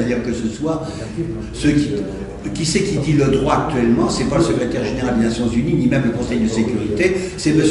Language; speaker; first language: French; native; French